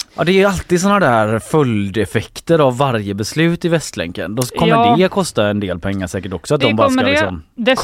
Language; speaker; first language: Swedish; native; Swedish